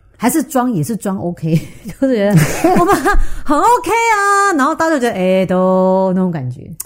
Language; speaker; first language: Chinese; native; Chinese